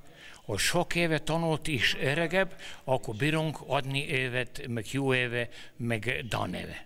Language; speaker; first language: Hungarian; non-native, learner; Serbian